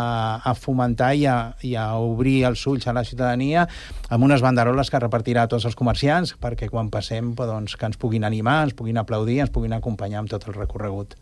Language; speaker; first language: Catalan; native; Catalan